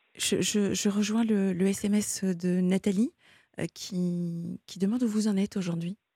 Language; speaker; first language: French; native; French